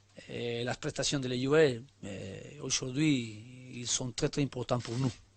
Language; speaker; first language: French; non-native, learner; Spanish